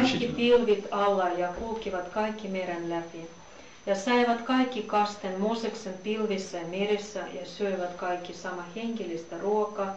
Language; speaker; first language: Finnish; non-native, learner; Russian